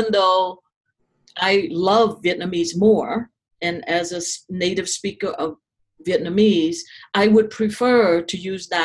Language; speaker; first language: English; non-native, fluent; Vietnamese